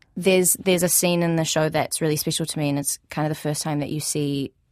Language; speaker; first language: English; early bilingual, other home language; Arabic